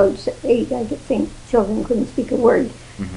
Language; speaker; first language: English; native; English